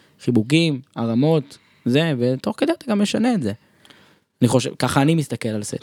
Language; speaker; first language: Hebrew; native; Hebrew